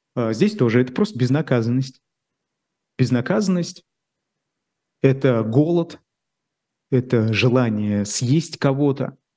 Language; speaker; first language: Russian; native; Russian